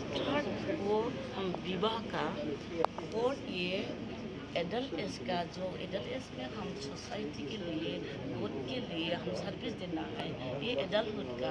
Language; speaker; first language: Hindi; non-native, local second language; Bodo